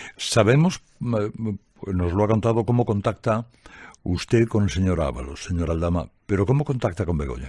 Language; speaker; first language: Spanish; native; Spanish